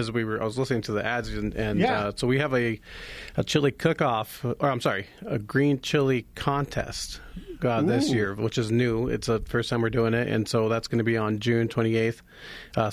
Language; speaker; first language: English; native; English